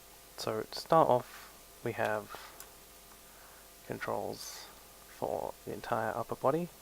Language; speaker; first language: English; native; English